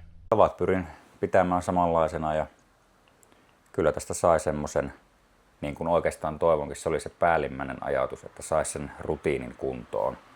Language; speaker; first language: Finnish; native; Finnish